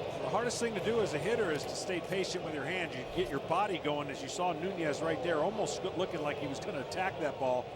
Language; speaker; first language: English; native; English